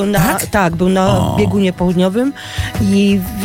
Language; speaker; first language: Polish; native; Polish